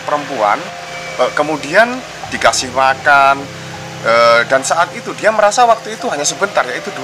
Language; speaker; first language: Indonesian; native; Indonesian